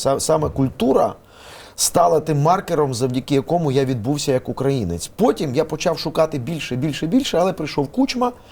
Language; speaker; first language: Ukrainian; non-native, local second language; Russian